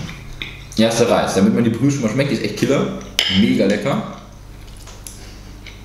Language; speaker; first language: German; native; German